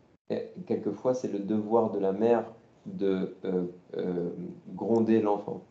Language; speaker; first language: French; native; French